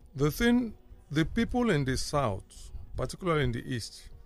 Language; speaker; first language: English; non-native, local second language; Igbo